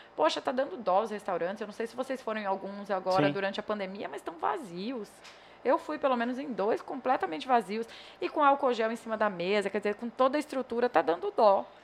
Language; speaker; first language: Portuguese; native; Portuguese